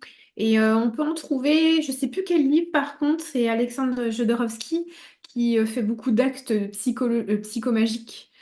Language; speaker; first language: French; native; French